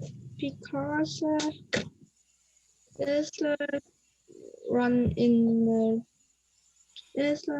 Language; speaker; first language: English; non-native, learner; Vietnamese